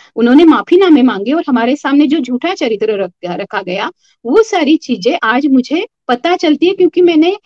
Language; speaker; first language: Hindi; non-native, local second language; Marathi